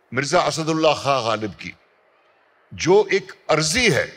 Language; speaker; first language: Hindi; native; Hindi